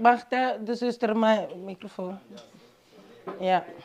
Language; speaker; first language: Dutch; non-native, local second language; Papiamento